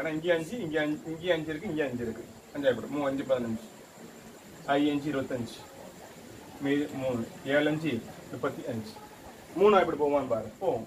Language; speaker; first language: Tamil; native; Tamil